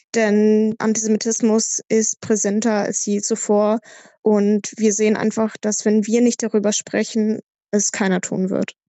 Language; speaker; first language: German; native; German